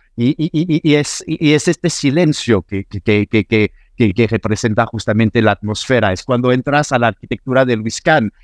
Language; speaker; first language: Spanish; non-native, fluent; French